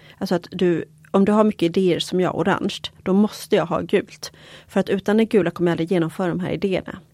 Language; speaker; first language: Swedish; early bilingual, other home language; Polish